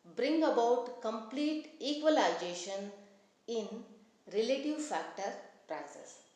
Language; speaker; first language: English; non-native, local second language; Kannada